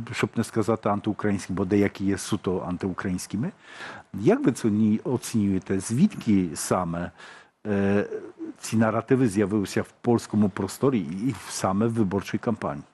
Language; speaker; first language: Polish; non-native, learner; Ukrainian